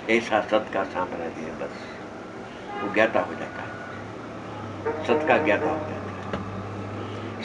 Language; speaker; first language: Hindi; non-native, local second language; Gujarati